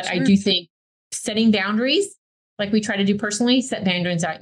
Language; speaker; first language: English; native; English